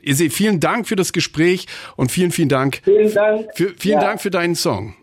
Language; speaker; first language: German; native; German